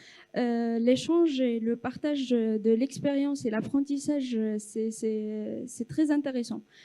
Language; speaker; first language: French; non-native, local second language; Arabic